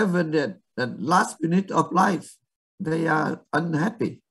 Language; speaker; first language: English; non-native, learner; Vietnamese